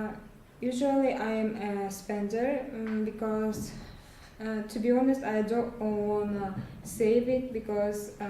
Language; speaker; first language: English; non-native, learner; Russian